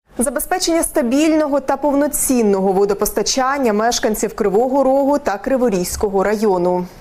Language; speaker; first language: Ukrainian; native; Ukrainian